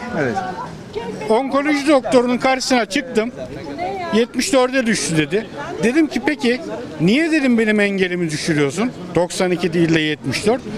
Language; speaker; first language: Turkish; native; Turkish